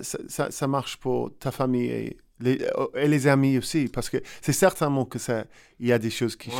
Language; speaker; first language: French; non-native, learner; English